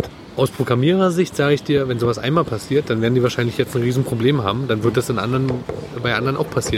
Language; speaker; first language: German; native; German